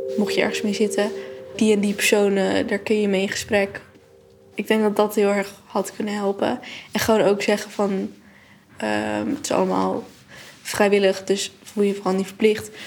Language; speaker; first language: Dutch; native; Dutch